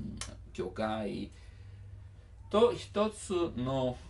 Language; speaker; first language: Japanese; non-native, learner; Italian